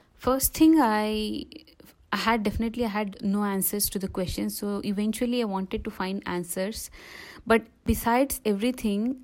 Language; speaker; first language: English; non-native, local second language; Telugu